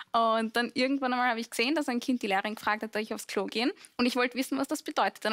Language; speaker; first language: German; early bilingual, other home language; Arabic